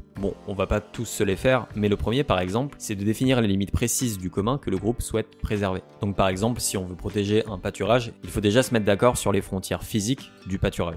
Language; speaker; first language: French; native; French